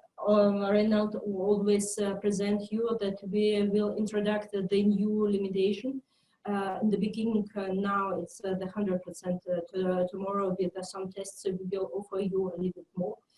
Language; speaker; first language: English; non-native, fluent; French